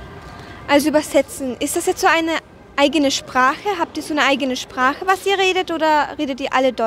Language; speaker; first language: German; native; German